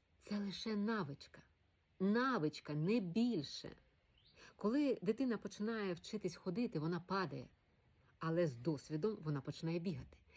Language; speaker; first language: Ukrainian; non-native, local second language; Russian